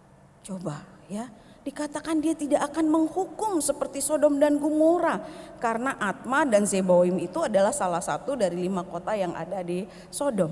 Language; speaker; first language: Indonesian; native; Indonesian